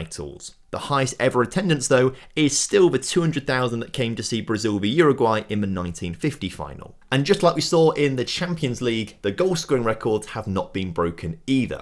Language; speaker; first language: English; native; English